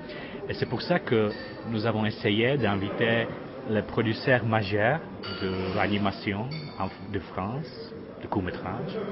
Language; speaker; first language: French; non-native, fluent; Czech